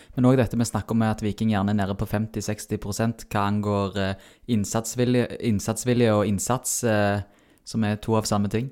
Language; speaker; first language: Norwegian; native; Norwegian